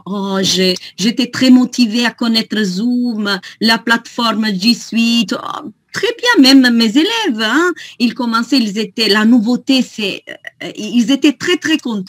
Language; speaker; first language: French; non-native, fluent; Italian